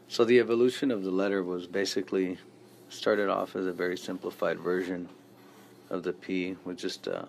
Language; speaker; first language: English; native; English